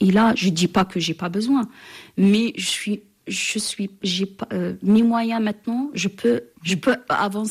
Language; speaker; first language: French; non-native, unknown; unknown